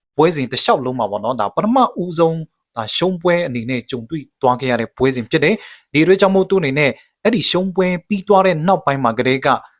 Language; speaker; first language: Burmese; native; Burmese